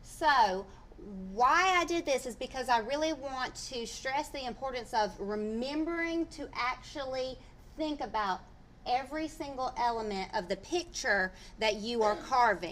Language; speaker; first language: English; native; English